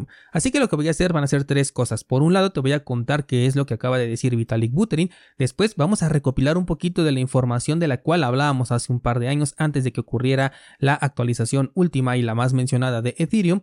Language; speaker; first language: Spanish; native; Spanish